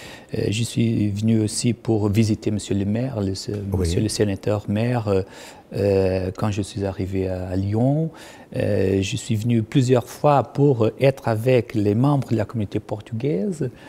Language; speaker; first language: French; non-native, fluent; Portuguese